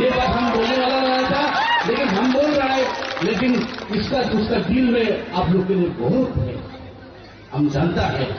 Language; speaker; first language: Hindi; non-native, local second language; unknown